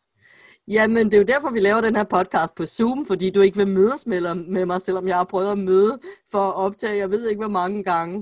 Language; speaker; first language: Danish; native; Danish